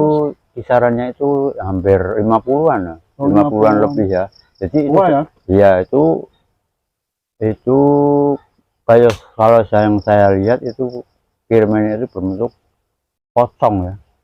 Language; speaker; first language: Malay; non-native, local second language; Javanese